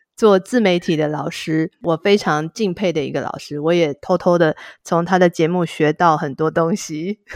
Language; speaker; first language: Chinese; native; Chinese